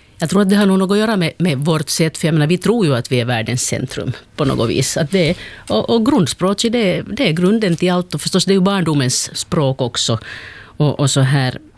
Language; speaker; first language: Swedish; native; Swedish